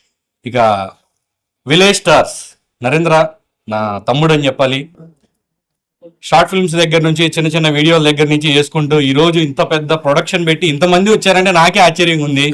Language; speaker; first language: Telugu; native; Telugu